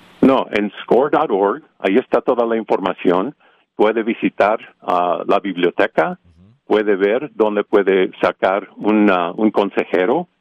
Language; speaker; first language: Spanish; early bilingual, heritage; Spanish